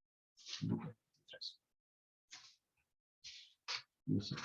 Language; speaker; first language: Spanish; native; Spanish